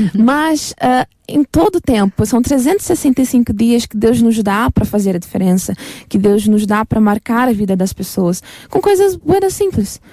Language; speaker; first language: Portuguese; native; Portuguese